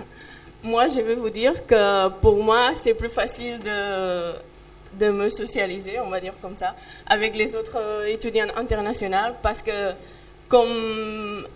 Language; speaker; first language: French; non-native, fluent; Catalan